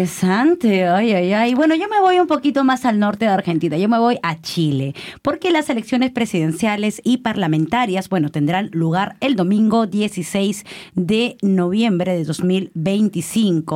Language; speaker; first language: Spanish; native; Spanish